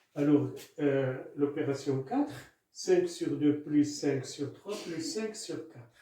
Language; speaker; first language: French; non-native, local second language; Arabic